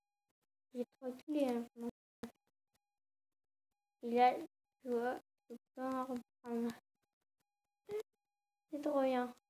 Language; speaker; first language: French; native; French